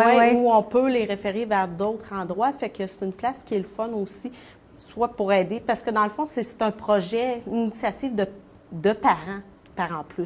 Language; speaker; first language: French; native; French